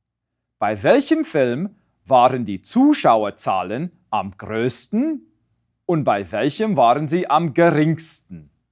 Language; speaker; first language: German; non-native, fluent; English